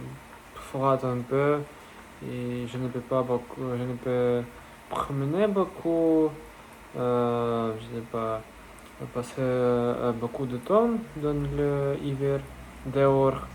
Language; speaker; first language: French; non-native, learner; Russian